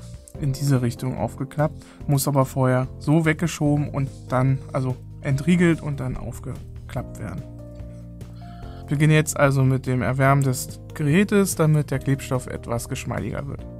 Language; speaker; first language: German; native; German